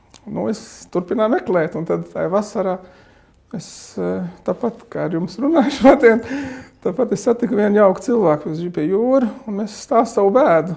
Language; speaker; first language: Latvian; non-native, fluent; Arabic